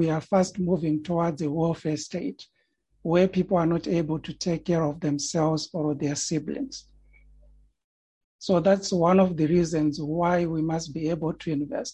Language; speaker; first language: English; non-native, local second language; Shona